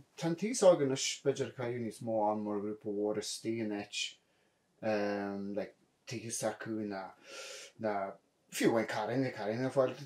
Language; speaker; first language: Irish; native; Irish